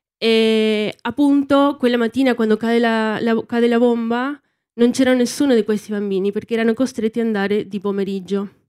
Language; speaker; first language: Italian; non-native, fluent; Spanish